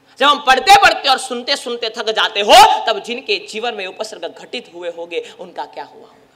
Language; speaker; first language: Hindi; non-native, local second language; Gujarati